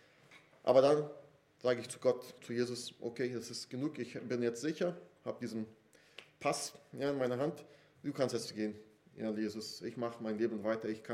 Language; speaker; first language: German; non-native, fluent; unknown